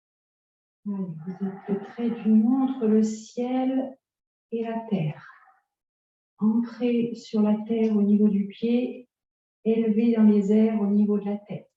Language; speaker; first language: French; native; French